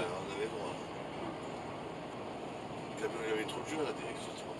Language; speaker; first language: French; native; French